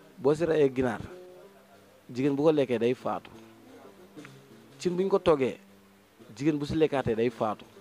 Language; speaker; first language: Wolof; native; Wolof